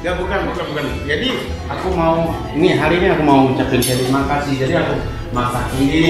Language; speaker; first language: Indonesian; non-native, fluent; Japanese